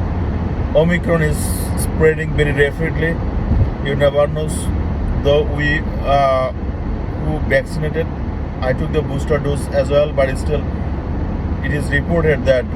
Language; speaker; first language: English; non-native, local second language; Bangla